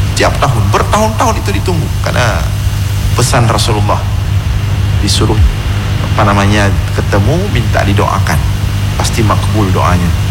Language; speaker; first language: Malay; non-native, local second language; Achinese